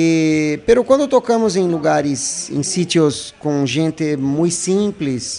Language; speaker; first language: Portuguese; non-native, learner; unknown